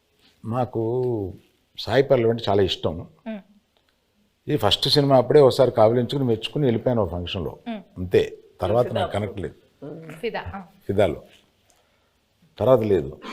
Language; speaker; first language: Telugu; native; Telugu